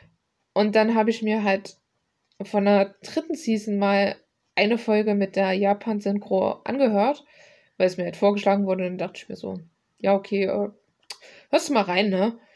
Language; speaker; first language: German; native; German